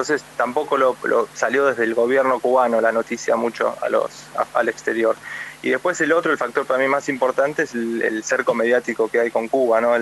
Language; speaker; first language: Spanish; native; Spanish